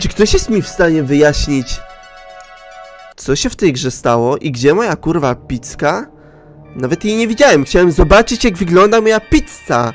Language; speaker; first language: Polish; native; Polish